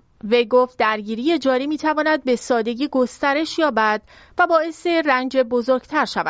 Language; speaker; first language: Persian; native; Persian